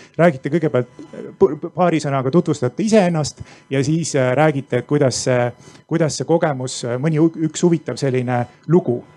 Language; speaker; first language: Estonian; native; Estonian